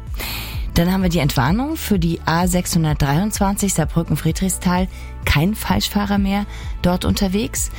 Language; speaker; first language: German; native; German